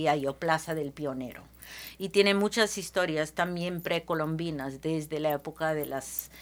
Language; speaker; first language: Spanish; early bilingual, heritage; Spanish